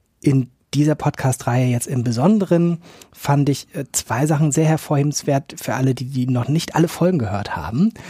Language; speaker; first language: German; native; German